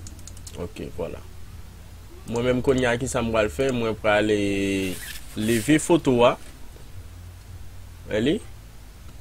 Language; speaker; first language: French; non-native, learner; Haitian Creole